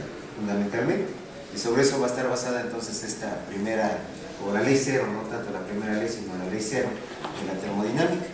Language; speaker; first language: Spanish; native; Spanish